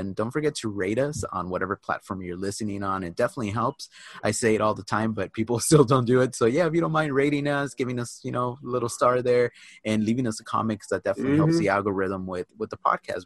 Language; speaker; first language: English; native; English